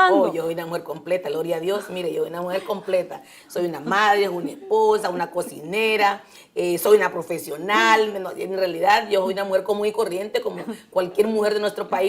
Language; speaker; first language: Spanish; native; Spanish